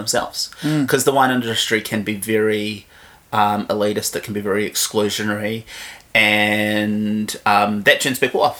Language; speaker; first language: English; native; English